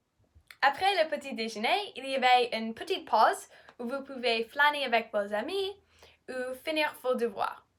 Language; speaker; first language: French; non-native, learner; English